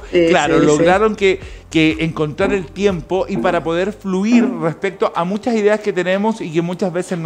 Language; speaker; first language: Spanish; native; Spanish